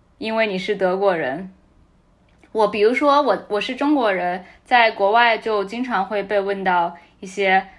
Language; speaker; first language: Chinese; native; Chinese